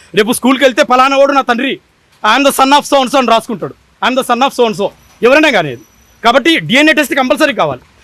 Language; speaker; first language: Telugu; native; Telugu